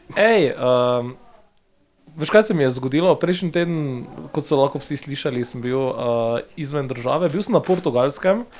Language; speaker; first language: Slovenian; non-native, local second language; Albanian